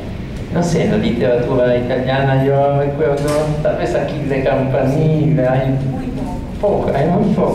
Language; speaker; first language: Spanish; non-native, fluent; Italian